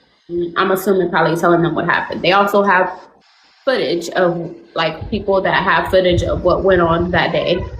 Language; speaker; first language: English; native; English